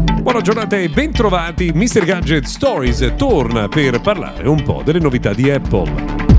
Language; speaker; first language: Italian; native; Italian